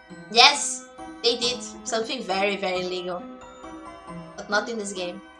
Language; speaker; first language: English; non-native, fluent; Portuguese